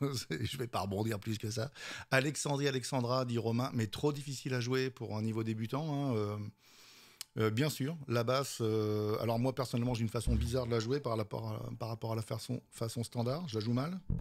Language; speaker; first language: French; native; French